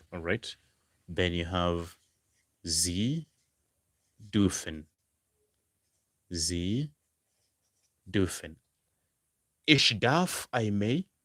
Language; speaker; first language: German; non-native, fluent; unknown